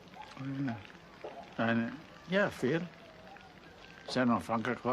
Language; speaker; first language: Dutch; non-native, local second language; Minangkabau